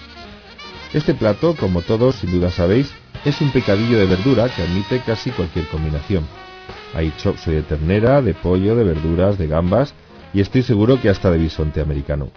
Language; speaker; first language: Spanish; native; Spanish